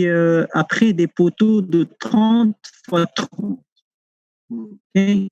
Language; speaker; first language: French; non-native, local second language; Arabic